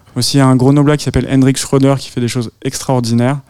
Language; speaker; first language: French; native; French